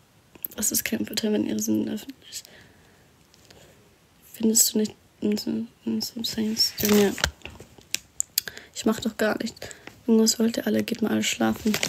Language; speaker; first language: German; early bilingual, other home language; Arabic